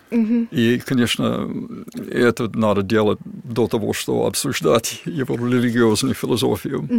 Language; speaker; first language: Russian; non-native, fluent; English